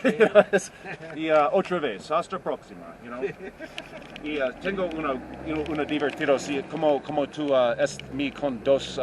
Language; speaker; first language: Spanish; non-native, learner; English